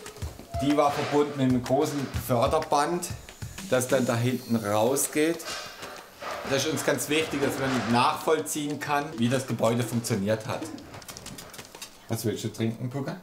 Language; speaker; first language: German; native; German